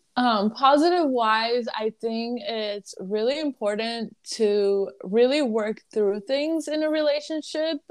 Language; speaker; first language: English; early bilingual, other home language; Arabic